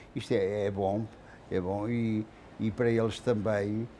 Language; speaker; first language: Portuguese; native; Portuguese